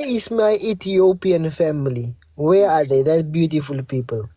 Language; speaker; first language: English; early bilingual, heritage; English